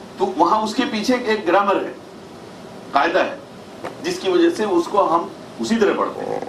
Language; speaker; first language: Urdu; native; Urdu